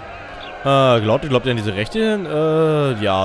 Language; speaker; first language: German; native; German